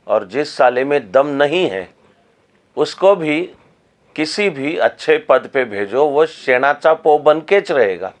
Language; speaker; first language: Hindi; non-native, local second language; Marathi